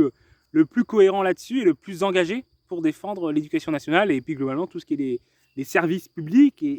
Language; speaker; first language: French; native; French